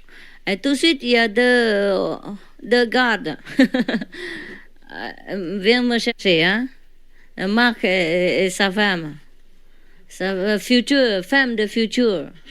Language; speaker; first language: French; non-native, learner; Vietnamese